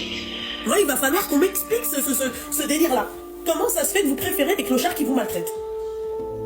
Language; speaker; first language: French; native; French